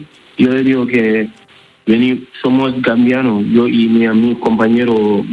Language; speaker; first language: Spanish; non-native, learner; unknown